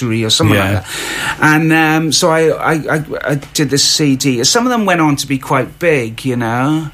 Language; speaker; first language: English; native; English